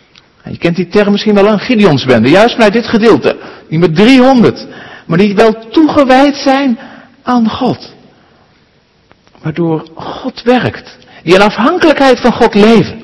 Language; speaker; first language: Dutch; native; Dutch